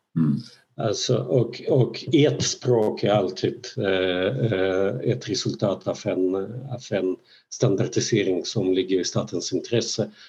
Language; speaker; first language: Swedish; non-native, fluent; Russian